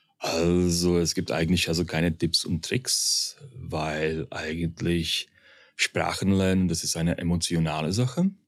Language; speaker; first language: German; early bilingual, heritage; Czech